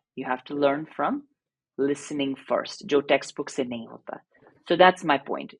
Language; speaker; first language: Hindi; non-native, fluent; English